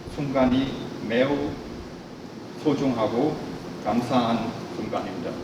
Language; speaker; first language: Korean; non-native, fluent; German